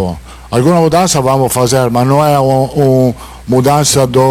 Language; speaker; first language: Portuguese; non-native, fluent; Italian